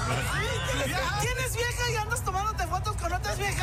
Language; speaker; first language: Spanish; early bilingual, heritage; Spanish